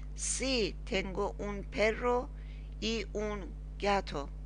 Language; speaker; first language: Spanish; non-native, learner; Persian